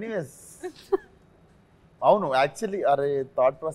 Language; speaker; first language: Telugu; native; Telugu